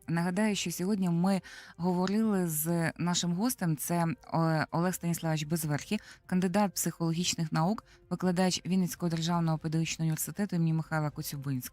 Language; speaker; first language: Ukrainian; native; Ukrainian